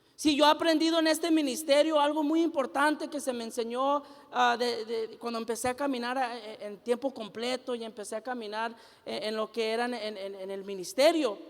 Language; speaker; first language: Spanish; early bilingual, heritage; Spanish